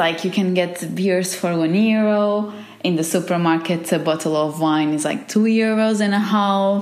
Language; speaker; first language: English; non-native, fluent; Portuguese